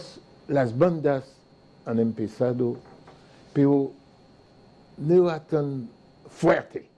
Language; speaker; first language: Spanish; non-native, fluent; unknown